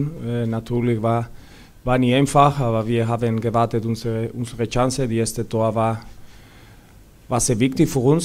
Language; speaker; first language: German; non-native, learner; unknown